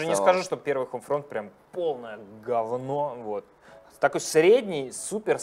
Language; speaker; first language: Russian; native; Russian